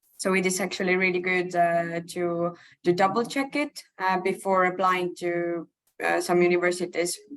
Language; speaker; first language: English; non-native, fluent; Estonian